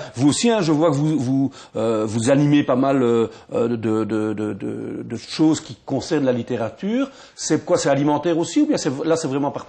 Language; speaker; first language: French; native; French